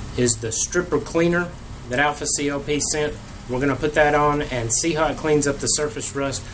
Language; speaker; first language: English; native; English